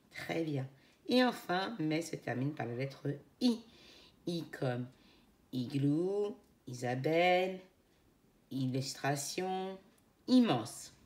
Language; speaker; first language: French; native; French